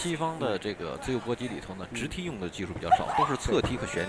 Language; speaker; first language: Chinese; native; Chinese